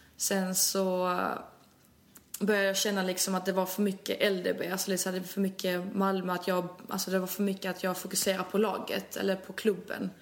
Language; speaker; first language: Swedish; early bilingual, other home language; Albanian